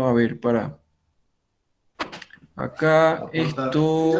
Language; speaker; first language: Spanish; native; Spanish